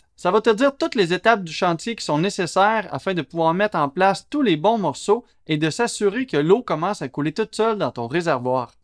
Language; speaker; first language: French; native; French